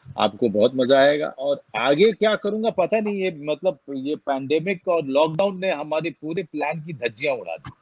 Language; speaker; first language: Hindi; native; Hindi